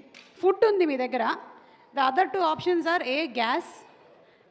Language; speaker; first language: Telugu; native; Telugu